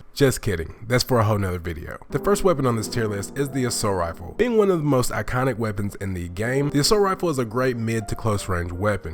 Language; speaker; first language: English; native; English